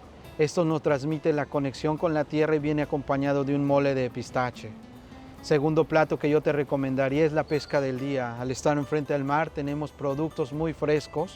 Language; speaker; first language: Spanish; native; Spanish